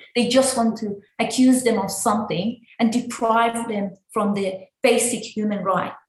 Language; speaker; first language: English; non-native, fluent; Persian